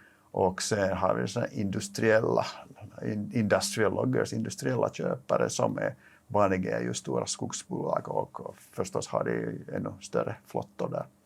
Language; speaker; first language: Swedish; non-native, local second language; Finnish